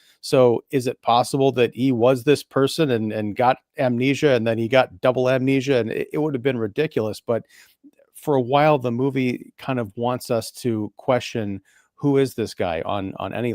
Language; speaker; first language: English; native; English